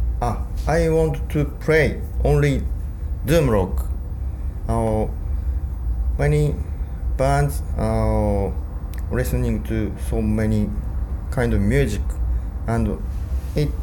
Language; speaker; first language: English; non-native, learner; Japanese